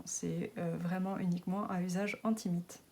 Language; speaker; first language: French; native; French